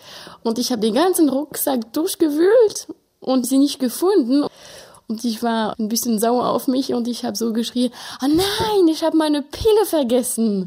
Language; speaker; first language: German; non-native, fluent; French